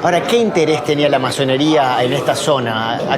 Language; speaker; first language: Spanish; native; Spanish